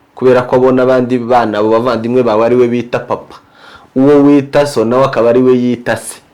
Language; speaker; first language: Kinyarwanda; native; Kinyarwanda